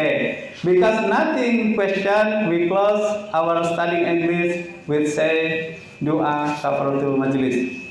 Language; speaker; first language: English; non-native, learner; Indonesian